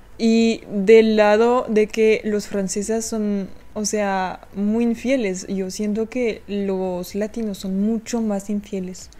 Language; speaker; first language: Spanish; non-native, fluent; French